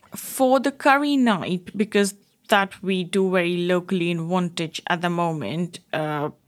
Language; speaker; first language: English; non-native, local second language; Bangla